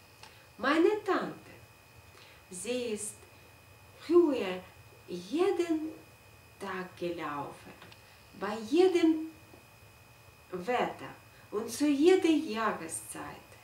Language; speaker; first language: German; non-native, learner; Russian